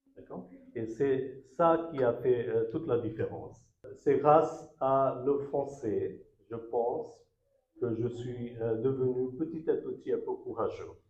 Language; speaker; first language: French; non-native, fluent; Bangla